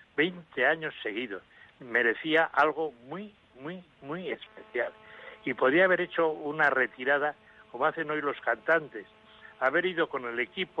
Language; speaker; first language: Spanish; native; Spanish